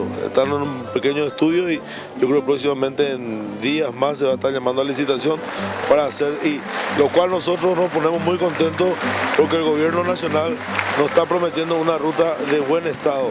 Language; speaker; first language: Spanish; native; Spanish